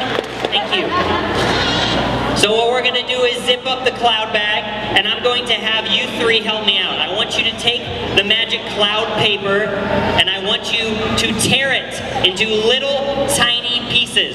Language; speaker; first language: English; native; English